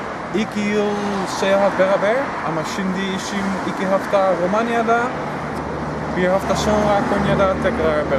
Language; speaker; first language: Turkish; non-native, learner; Dutch